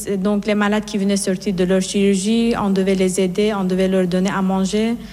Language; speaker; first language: French; non-native, fluent; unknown